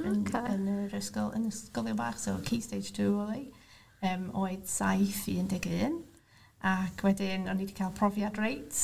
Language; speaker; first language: Welsh; non-native, local second language; English